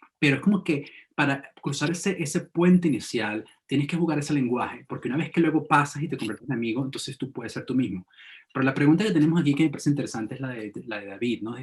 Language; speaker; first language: Spanish; native; Spanish